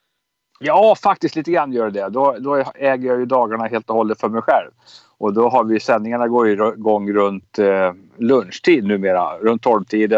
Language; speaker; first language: Swedish; native; Swedish